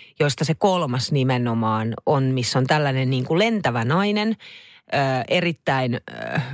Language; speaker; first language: Finnish; native; Finnish